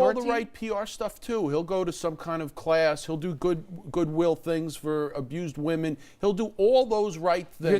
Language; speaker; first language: English; native; English